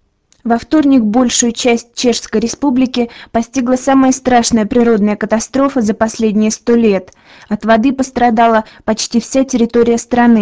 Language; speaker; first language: Russian; native; Russian